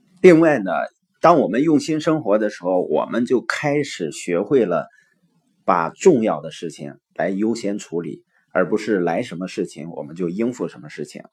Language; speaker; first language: Chinese; native; Chinese